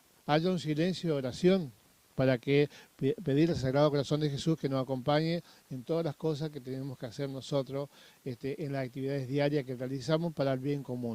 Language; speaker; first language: Spanish; native; Spanish